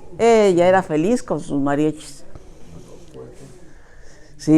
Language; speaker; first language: Spanish; native; Spanish